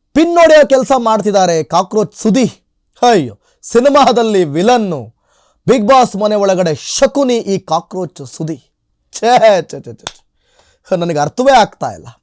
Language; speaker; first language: Kannada; native; Kannada